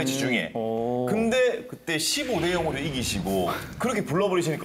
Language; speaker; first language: Korean; native; Korean